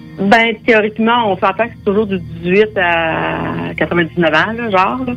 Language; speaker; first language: French; native; French